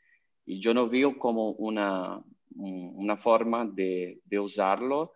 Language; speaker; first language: Spanish; non-native, learner; Portuguese